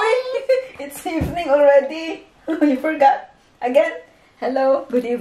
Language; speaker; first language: English; non-native, learner; Filipino